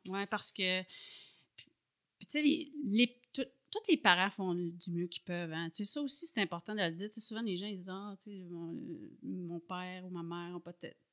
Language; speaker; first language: French; native; French